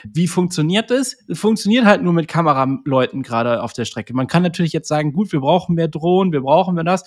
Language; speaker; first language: German; native; German